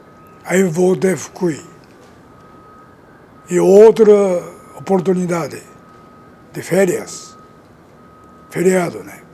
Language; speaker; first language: Portuguese; non-native, learner; Japanese